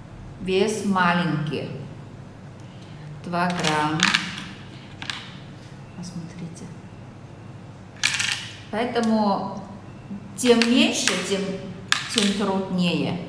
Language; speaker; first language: Russian; non-native, learner; Chinese